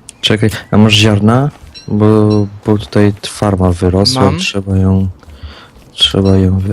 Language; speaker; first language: Polish; native; Polish